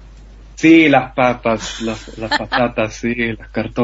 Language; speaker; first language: Spanish; non-native, fluent; German